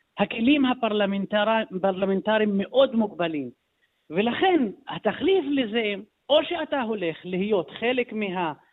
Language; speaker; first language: Hebrew; non-native, local second language; Arabic